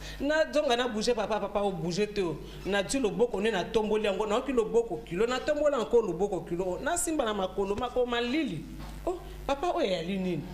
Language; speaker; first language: Lingala; non-native, local second language; Luba-Lulua